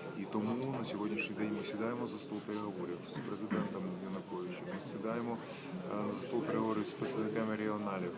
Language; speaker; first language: Ukrainian; non-native, local second language; Russian